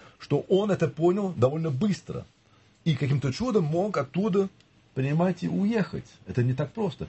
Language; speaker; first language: Russian; early bilingual, heritage; Russian